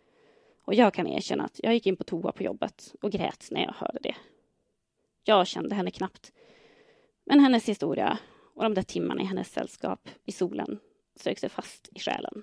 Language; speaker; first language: Swedish; native; Swedish